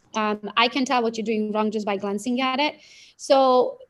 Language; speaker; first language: English; non-native, fluent; Romanian